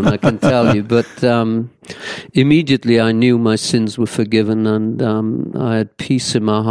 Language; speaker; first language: English; native; English